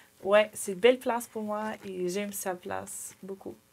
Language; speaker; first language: French; non-native, learner; Ukrainian